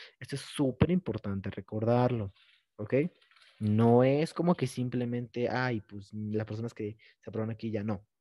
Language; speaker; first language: Spanish; native; Spanish